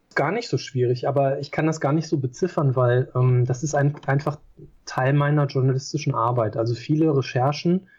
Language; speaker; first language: German; native; German